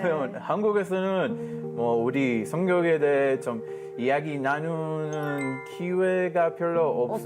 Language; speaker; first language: Korean; non-native, fluent; Hebrew